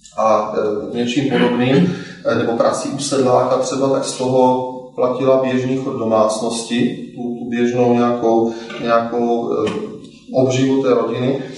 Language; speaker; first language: Czech; native; Czech